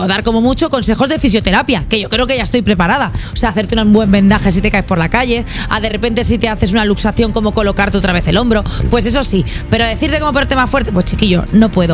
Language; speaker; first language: Spanish; native; Spanish